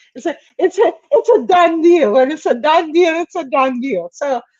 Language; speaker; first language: English; non-native, fluent; Persian